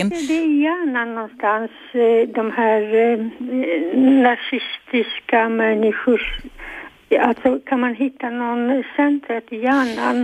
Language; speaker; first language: Swedish; non-native, fluent; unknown